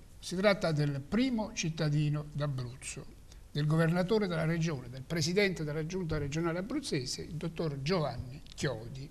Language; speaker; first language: Italian; native; Italian